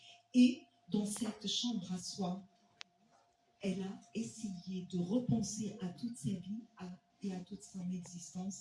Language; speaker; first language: French; non-native, local second language; Arabic